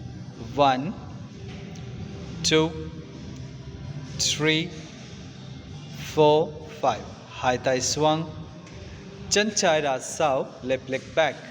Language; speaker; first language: Vietnamese; non-native, fluent; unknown